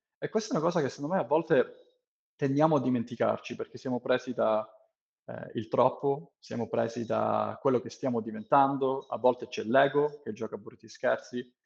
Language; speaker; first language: Italian; native; Italian